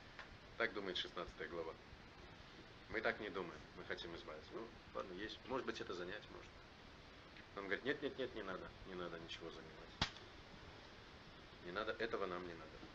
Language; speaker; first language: Russian; native; Russian